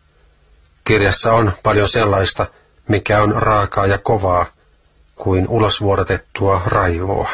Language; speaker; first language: Finnish; native; Finnish